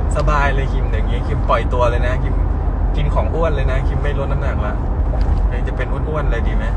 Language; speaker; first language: Thai; native; Thai